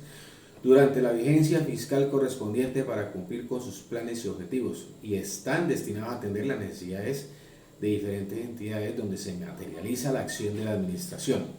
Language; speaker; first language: Spanish; native; Spanish